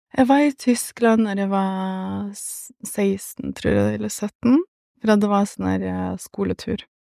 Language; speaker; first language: Norwegian; early bilingual, other home language; Russian